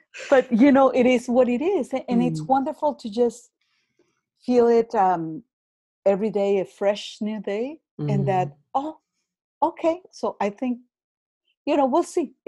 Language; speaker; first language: English; non-native, fluent; Spanish